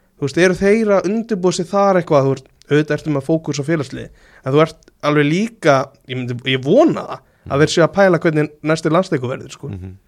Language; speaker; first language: Icelandic; native; Icelandic